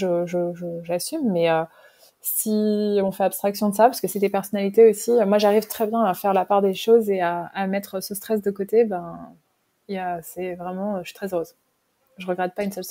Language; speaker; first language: French; native; French